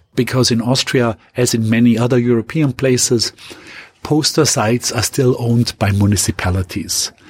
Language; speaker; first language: English; non-native, fluent; German